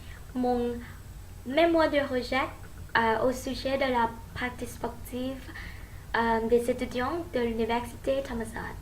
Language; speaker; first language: French; non-native, learner; Thai